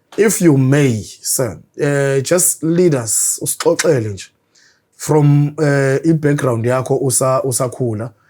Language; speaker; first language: Zulu; native; Zulu